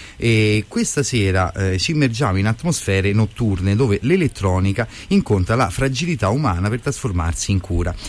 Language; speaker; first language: Italian; native; Italian